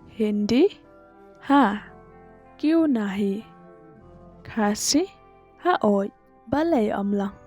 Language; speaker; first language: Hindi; non-native, learner; Khasi